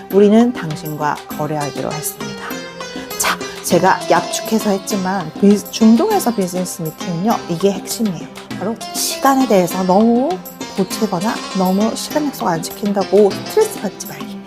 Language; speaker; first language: Korean; native; Korean